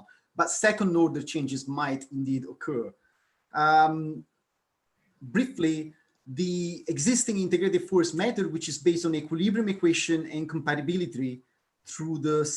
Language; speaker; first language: English; non-native, fluent; Italian